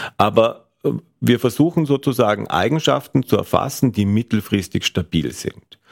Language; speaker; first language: German; native; German